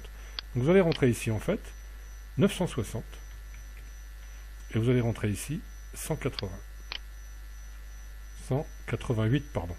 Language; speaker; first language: French; native; French